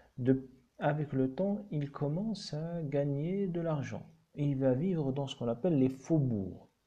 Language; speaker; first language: French; non-native, local second language; Arabic